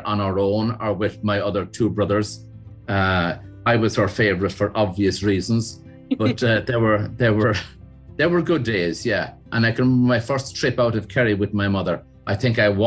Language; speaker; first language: English; native; English